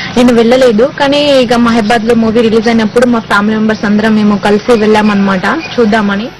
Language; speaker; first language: Telugu; non-native, local second language; Lambadi